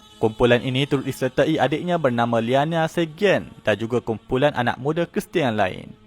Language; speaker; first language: Malay; native; Malay